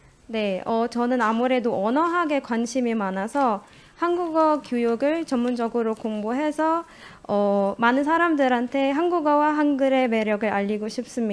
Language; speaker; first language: Korean; non-native, fluent; Arabic